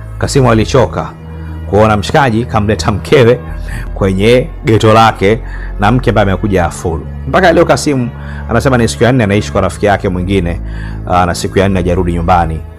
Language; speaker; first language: Swahili; native; Swahili